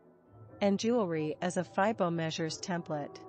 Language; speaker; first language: English; non-native, fluent; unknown